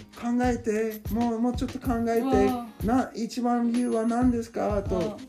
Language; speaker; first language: Japanese; non-native, learner; English